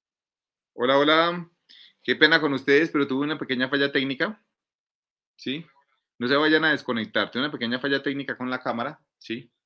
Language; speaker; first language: Spanish; native; Spanish